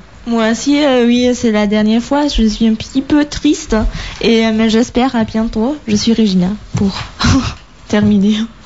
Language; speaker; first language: French; non-native, fluent; German